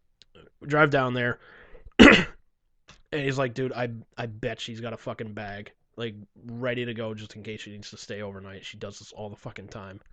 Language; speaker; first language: English; native; English